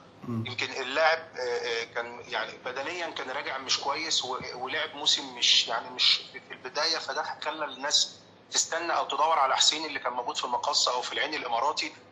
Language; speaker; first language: Arabic; native; Arabic